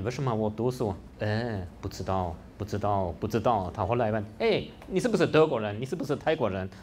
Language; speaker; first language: Chinese; non-native, fluent; German